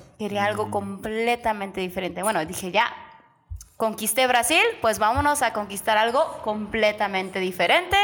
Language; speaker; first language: Spanish; native; Spanish